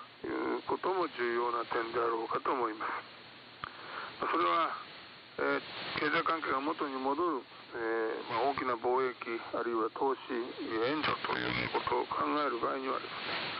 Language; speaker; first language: Japanese; native; Japanese